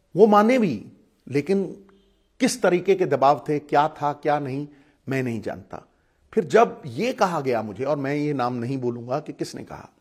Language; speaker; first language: Hindi; non-native, local second language; Punjabi